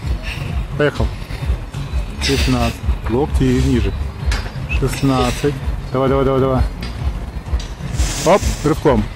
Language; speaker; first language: Russian; native; Russian